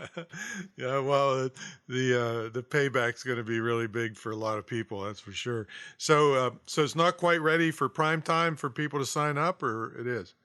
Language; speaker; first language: English; native; English